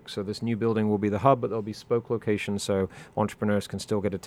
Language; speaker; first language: English; non-native, local second language; French